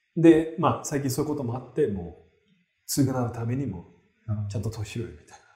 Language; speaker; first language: Japanese; early bilingual, heritage; Japanese